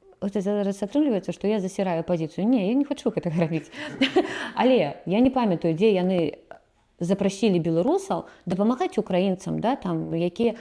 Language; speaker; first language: Belarusian; non-native, local second language; Russian